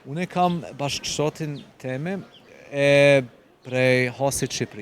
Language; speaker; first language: Albanian; non-native, fluent; German